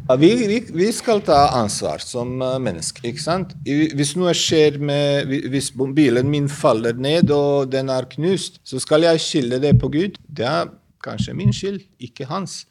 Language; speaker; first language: Norwegian; non-native, fluent; Bosnian